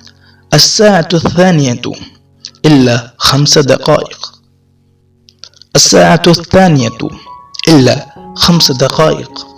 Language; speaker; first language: Arabic; non-native, fluent; Urdu